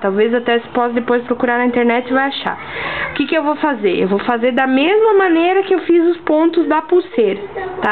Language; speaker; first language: Portuguese; native; Portuguese